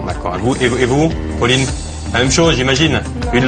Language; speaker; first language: French; native; French